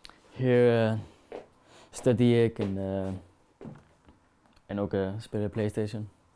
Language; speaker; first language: Dutch; non-native, learner; Icelandic